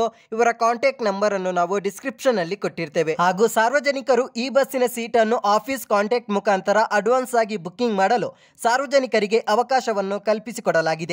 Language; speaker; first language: Kannada; native; Kannada